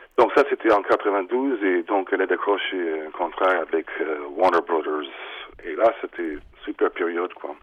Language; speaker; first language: French; non-native, fluent; English